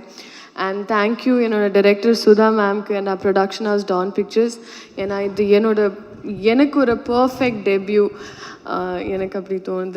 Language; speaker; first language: Tamil; non-native, learner; Telugu